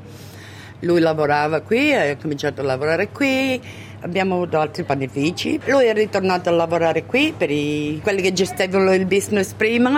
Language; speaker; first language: Italian; early bilingual, other home language; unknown